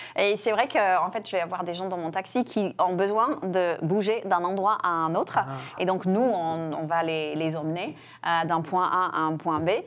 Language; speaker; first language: French; non-native, fluent; English